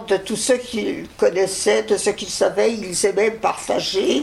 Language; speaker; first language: French; early bilingual, other home language; Yiddish